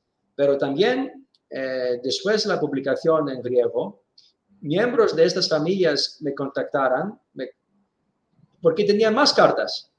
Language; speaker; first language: Spanish; non-native, fluent; Greek